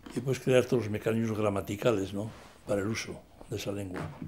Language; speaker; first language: Spanish; non-native, local second language; Basque